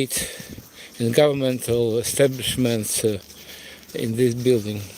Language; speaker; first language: English; non-native, fluent; Russian